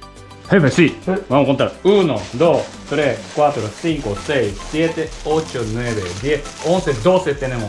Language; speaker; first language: Spanish; native; Spanish